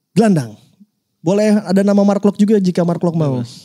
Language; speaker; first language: Indonesian; native; Indonesian